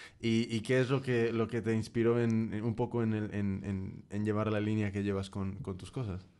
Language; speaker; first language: Spanish; early bilingual, heritage; Spanish